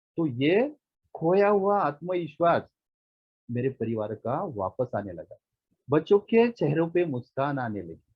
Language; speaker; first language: Hindi; non-native, local second language; Marathi